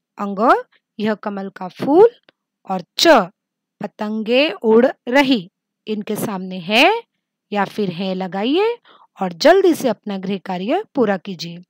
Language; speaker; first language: Hindi; non-native, local second language; Marathi